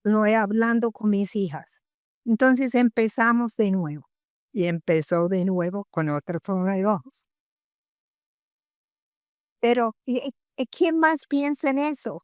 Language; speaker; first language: Spanish; non-native, fluent; English